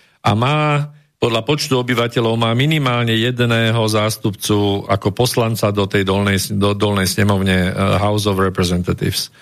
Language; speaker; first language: Slovak; native; Slovak